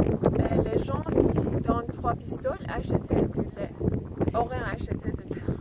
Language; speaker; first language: French; non-native, learner; English